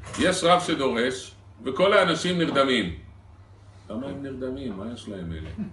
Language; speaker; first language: Hebrew; native; Hebrew